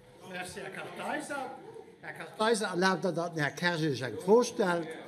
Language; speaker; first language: German; non-native, local second language; Luxembourgish